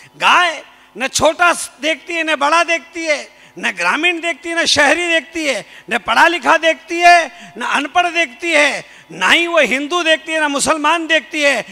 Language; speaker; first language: Hindi; native; Hindi